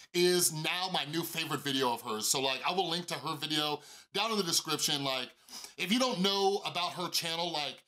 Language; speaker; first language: English; native; English